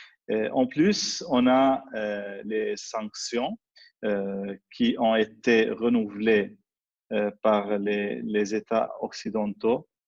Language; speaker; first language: French; non-native, fluent; Arabic